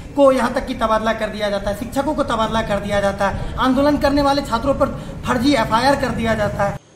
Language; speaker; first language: Hindi; native; Hindi